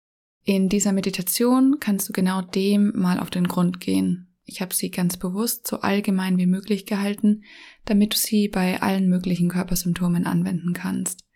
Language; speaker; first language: German; native; German